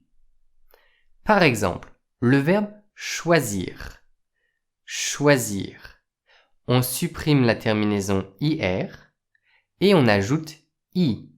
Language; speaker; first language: French; native; French